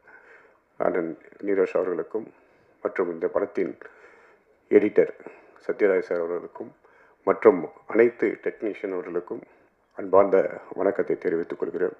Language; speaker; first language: Tamil; native; Tamil